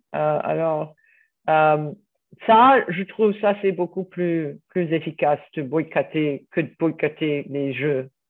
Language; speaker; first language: French; non-native, fluent; English